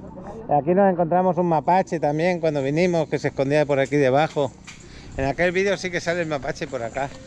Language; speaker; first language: Spanish; native; Spanish